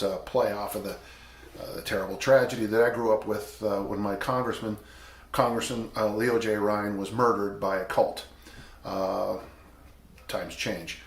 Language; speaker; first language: English; native; English